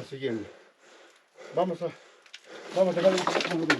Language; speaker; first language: Spanish; native; Spanish